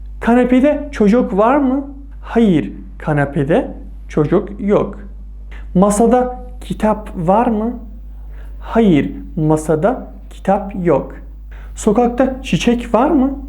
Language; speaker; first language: Turkish; non-native, fluent; Persian